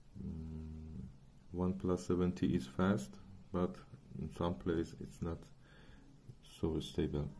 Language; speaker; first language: English; non-native, learner; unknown